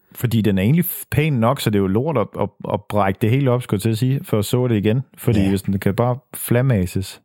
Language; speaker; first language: Danish; native; Danish